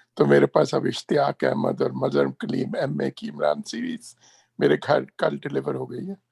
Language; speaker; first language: Urdu; native; Urdu